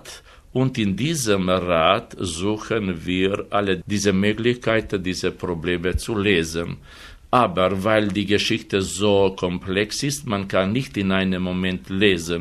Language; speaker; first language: German; non-native, fluent; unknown